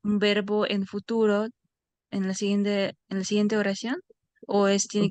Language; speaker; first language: Spanish; non-native, fluent; Russian